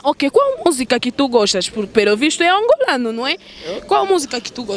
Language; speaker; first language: Portuguese; non-native, learner; French